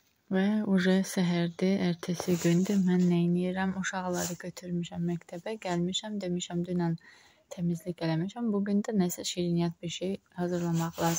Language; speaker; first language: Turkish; non-native, learner; Azerbaijani